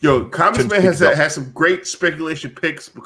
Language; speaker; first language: English; native; English